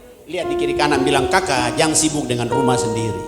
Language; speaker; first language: Indonesian; native; Indonesian